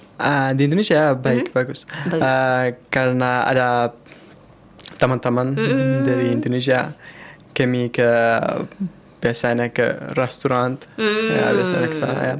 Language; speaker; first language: Indonesian; non-native, learner; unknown